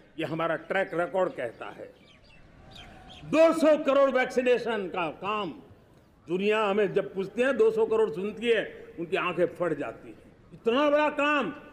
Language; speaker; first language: Hindi; non-native, local second language; Gujarati